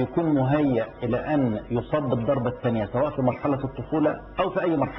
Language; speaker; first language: Arabic; native; Arabic